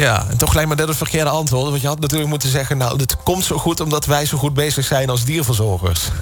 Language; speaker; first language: Dutch; native; Dutch